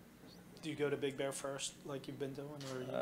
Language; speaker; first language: English; native; English